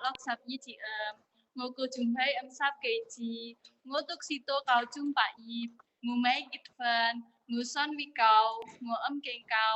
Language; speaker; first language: Cantonese; non-native, learner; Javanese